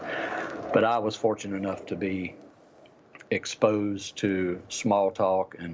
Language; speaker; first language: English; native; English